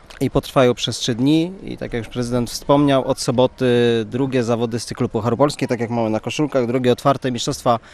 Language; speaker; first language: Polish; native; Polish